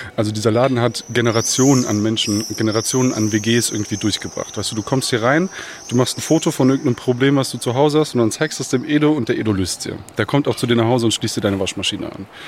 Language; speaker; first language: German; early bilingual, other home language; Bosnian